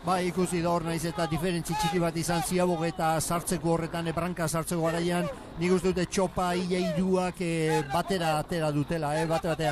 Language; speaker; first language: Basque; native; Basque